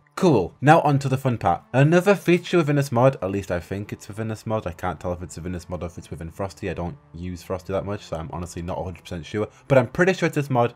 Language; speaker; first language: English; native; English